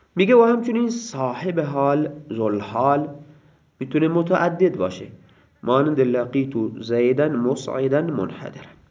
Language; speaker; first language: Persian; non-native, local second language; Baluchi